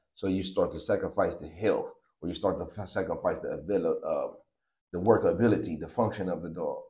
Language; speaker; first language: English; native; English